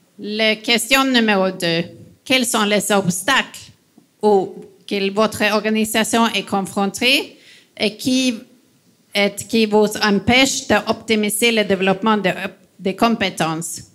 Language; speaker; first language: French; non-native, fluent; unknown